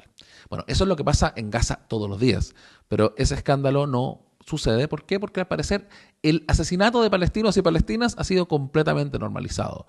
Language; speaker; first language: Spanish; native; Spanish